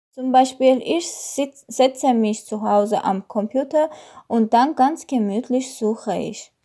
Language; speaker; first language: German; non-native, learner; Armenian